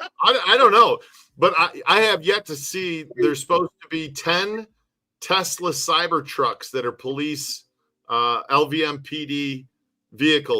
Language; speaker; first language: English; native; English